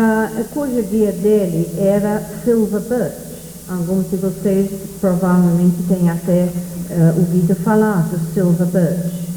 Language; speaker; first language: Portuguese; non-native, fluent; English